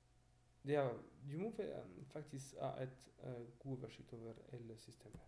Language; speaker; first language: Norwegian; non-native, fluent; French